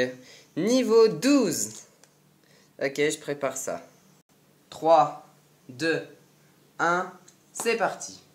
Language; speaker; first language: French; native; French